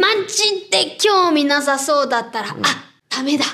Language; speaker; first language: Japanese; native; Japanese